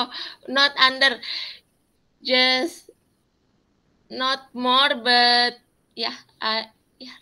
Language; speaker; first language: English; non-native, learner; Indonesian